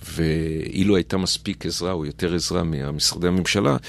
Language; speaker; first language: Hebrew; native; Hebrew